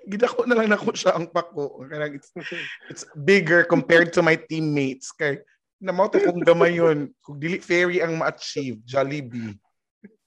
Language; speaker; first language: English; non-native, local second language; Cebuano